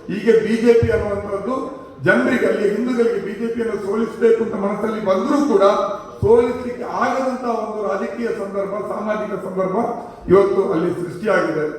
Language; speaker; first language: Kannada; non-native, local second language; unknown